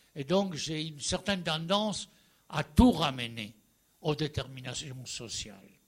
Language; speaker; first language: French; non-native, fluent; Spanish